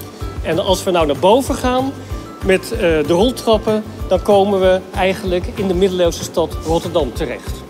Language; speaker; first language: Dutch; native; Dutch